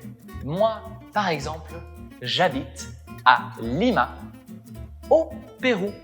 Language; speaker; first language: French; non-native, fluent; Spanish